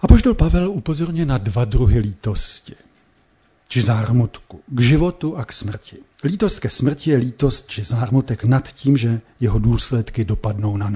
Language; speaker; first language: Czech; native; Czech